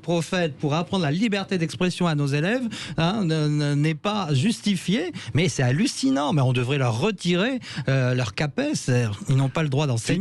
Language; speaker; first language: French; native; French